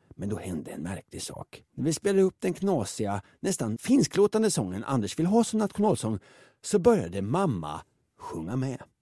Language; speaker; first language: Swedish; native; Swedish